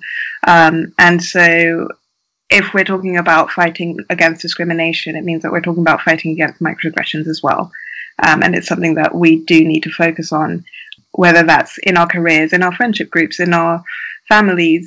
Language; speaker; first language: English; native; English